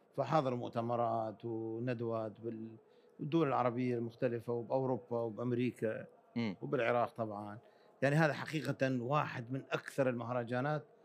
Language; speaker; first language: Arabic; early bilingual, other home language; Kurdish